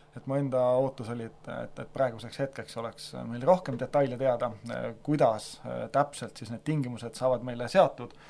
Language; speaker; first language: Estonian; native; Estonian